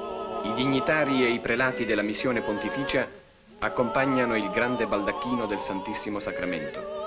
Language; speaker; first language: Italian; native; Italian